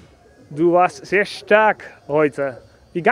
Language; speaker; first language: German; non-native, learner; Dutch